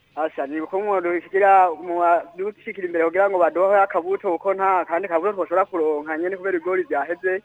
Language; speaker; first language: Rundi; native; Rundi